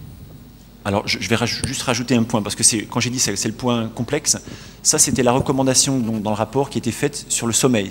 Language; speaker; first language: French; native; French